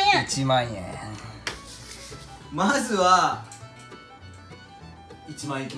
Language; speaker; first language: Japanese; native; Japanese